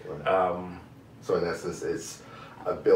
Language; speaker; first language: English; native; English